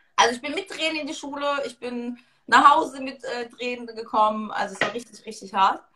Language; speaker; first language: German; early bilingual, other home language; Russian